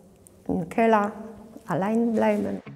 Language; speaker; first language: German; non-native, learner; Polish